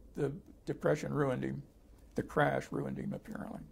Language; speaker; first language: English; native; English